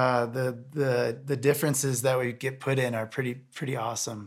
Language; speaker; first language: English; native; English